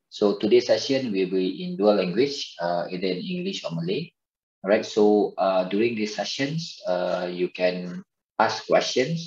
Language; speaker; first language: English; non-native, local second language; Malay